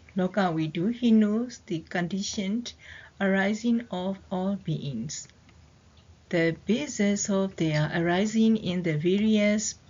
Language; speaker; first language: English; non-native, fluent; Burmese